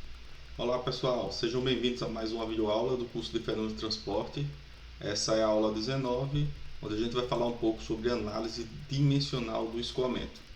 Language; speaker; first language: Portuguese; native; Portuguese